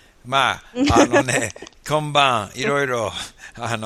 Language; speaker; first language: Japanese; non-native, fluent; English